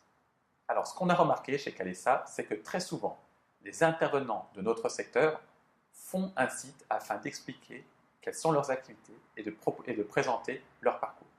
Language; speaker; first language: French; native; French